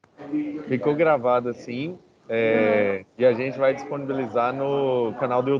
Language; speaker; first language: Portuguese; native; Portuguese